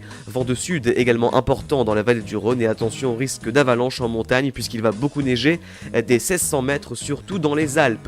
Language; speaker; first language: French; native; French